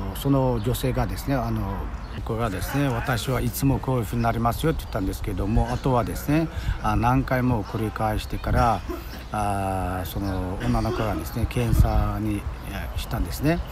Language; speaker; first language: Japanese; non-native, fluent; Chinese